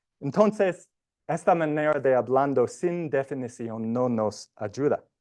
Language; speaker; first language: Spanish; non-native, learner; English